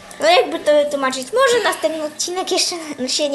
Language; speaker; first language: Polish; native; Polish